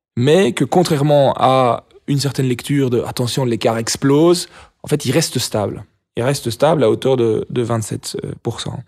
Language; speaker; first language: French; native; French